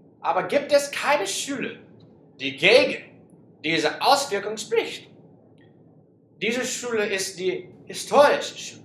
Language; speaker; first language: German; non-native, learner; English